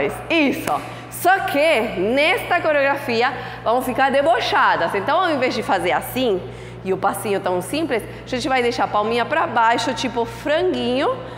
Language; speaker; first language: Portuguese; non-native, fluent; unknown